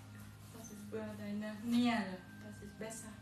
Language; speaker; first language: German; non-native, learner; Thai